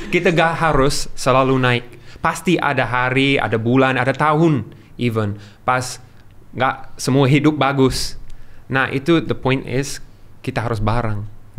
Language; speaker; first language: Indonesian; non-native, learner; English